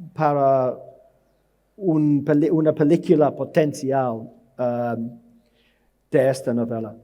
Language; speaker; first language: Spanish; non-native, learner; English